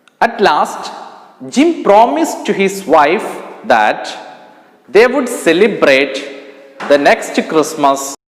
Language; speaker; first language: English; non-native, local second language; Malayalam